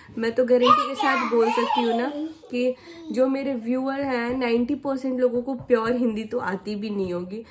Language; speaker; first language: Hindi; native; Hindi